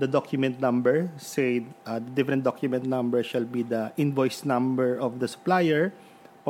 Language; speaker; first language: English; non-native, local second language; Filipino